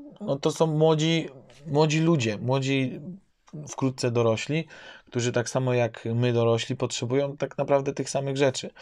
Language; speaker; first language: Polish; native; Polish